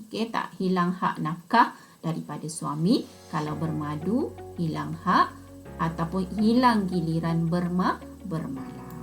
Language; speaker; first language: Malay; native; Malay